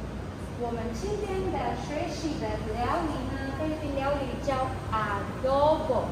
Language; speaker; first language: Chinese; non-native, fluent; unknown